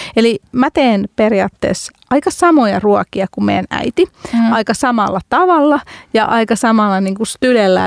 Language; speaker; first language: Finnish; early bilingual, other home language; Hungarian